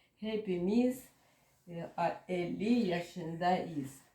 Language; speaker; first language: Turkish; non-native, learner; Russian